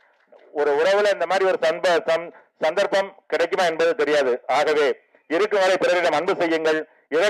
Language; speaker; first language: Tamil; native; Tamil